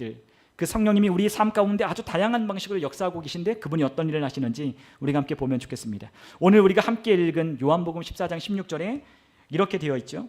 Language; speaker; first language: Korean; native; Korean